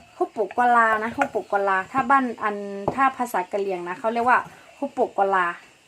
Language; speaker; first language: Thai; non-native, local second language; Karen languages